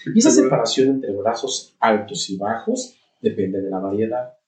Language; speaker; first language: Spanish; native; Spanish